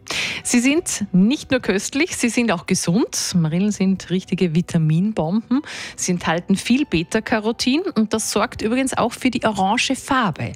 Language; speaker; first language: German; native; German